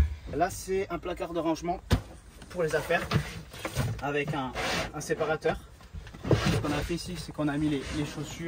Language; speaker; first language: French; native; French